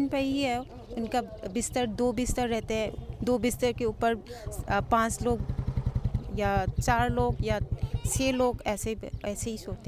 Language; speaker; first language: Hindi; non-native, local second language; Manipuri